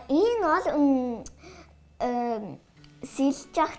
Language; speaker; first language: Mongolian; early bilingual, heritage; Mongolian